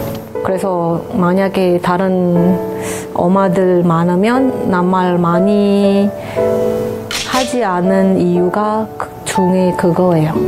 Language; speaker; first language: Korean; non-native, learner; Indonesian